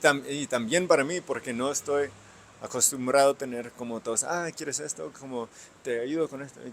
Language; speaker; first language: Spanish; non-native, fluent; English